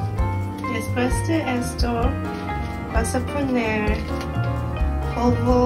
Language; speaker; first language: Spanish; non-native, learner; English